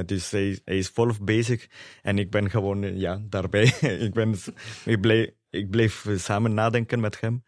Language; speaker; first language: Dutch; non-native, fluent; Spanish